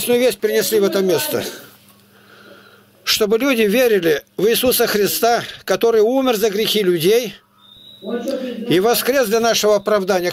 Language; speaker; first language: Russian; native; Russian